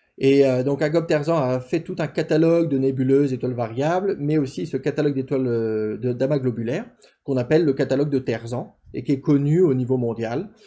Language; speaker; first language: French; native; French